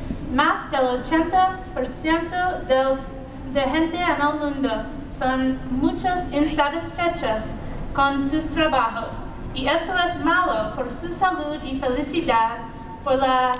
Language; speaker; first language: Spanish; non-native, learner; English